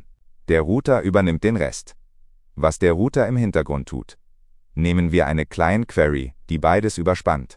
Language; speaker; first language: German; native; German